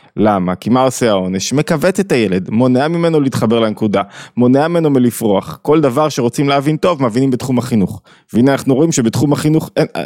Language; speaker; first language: Hebrew; native; Hebrew